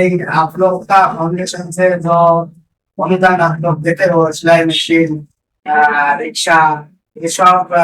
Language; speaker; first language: Hindi; non-native, local second language; Bangla